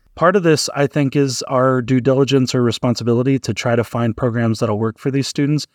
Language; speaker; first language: English; native; English